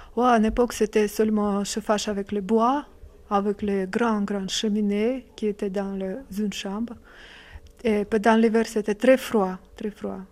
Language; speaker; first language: French; non-native, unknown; Russian